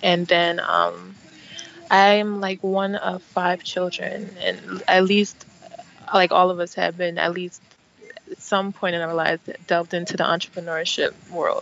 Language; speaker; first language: English; native; English